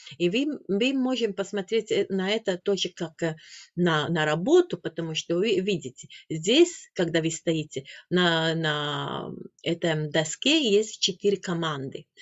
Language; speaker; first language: Russian; non-native, fluent; Latvian